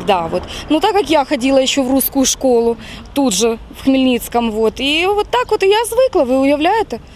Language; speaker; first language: Ukrainian; non-native, local second language; Russian